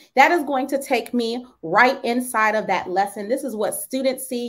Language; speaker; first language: English; native; English